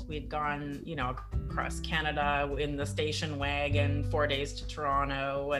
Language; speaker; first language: English; native; English